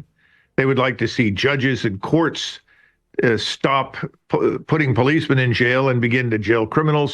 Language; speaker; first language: English; native; English